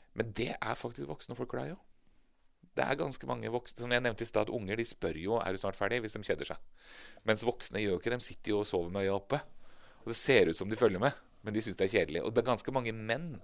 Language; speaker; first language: Norwegian; native; Norwegian